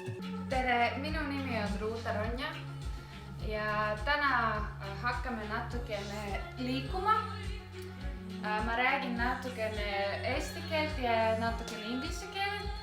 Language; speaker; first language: Estonian; non-native, learner; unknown